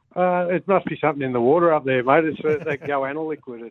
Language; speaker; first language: English; native; English